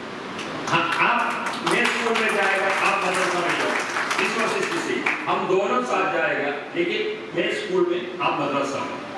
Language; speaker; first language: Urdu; non-native, local second language; Malayalam